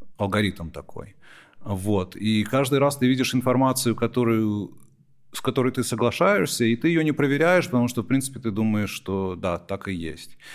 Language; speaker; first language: Russian; early bilingual, heritage; Russian